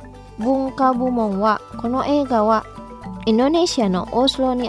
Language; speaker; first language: Japanese; non-native, fluent; Indonesian